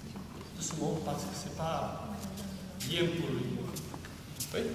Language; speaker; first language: French; non-native, fluent; Romanian